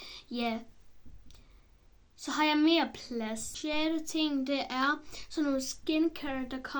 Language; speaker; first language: Danish; early bilingual, other home language; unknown